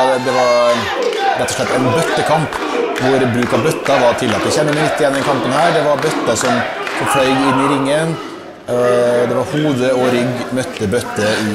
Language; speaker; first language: Norwegian; native; Norwegian